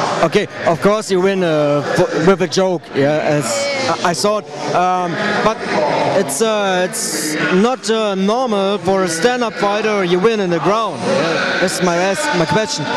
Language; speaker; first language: English; non-native, learner; German